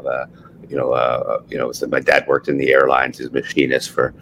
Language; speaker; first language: English; native; English